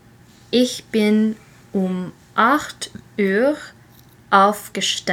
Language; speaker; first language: German; non-native, learner; English